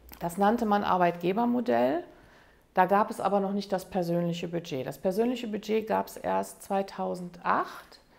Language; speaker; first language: German; native; German